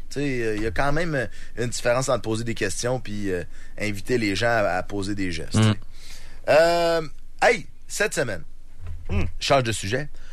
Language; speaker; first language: French; native; French